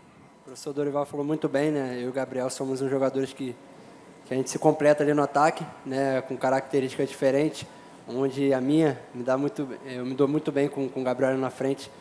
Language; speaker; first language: Portuguese; native; Portuguese